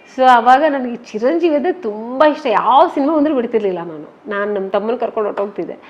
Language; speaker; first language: Kannada; native; Kannada